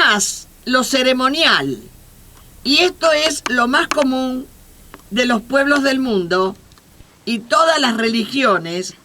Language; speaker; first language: Spanish; native; Spanish